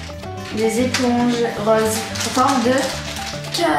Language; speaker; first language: French; native; French